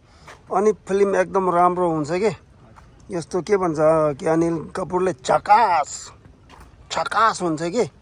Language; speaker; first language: Nepali; non-native, learner; Tibetan